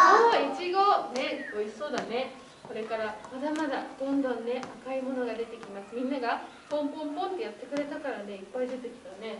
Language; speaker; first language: Japanese; native; Japanese